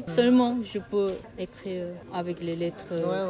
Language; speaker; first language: French; non-native, learner; Korean